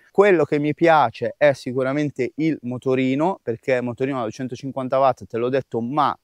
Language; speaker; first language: Italian; native; Italian